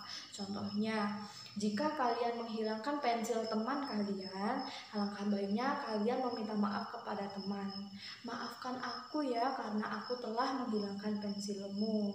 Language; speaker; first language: Indonesian; native; Indonesian